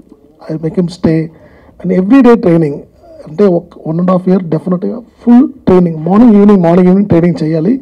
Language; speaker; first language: Telugu; non-native, fluent; Tamil